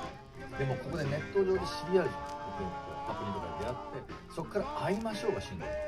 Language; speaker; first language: Japanese; native; Japanese